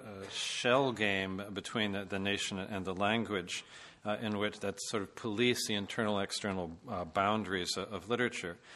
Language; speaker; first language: English; native; English